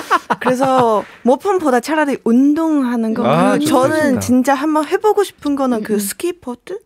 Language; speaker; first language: Korean; non-native, learner; Chinese